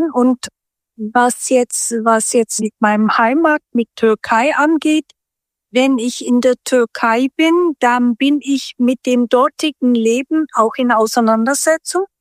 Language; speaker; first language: German; non-native, fluent; Turkish